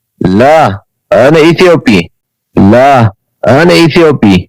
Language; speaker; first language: Arabic; non-native, fluent; Amharic